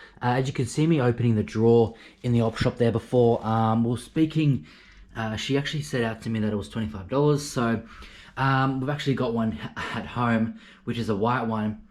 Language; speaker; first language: English; native; English